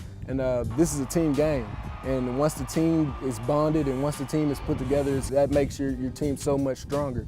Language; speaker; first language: English; native; English